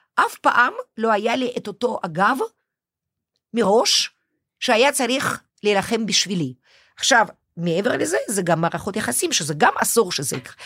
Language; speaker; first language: Hebrew; non-native, fluent; Russian